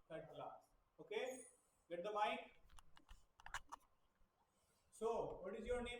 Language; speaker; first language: English; non-native, local second language; Hindi